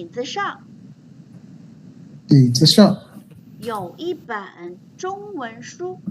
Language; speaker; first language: Chinese; non-native, learner; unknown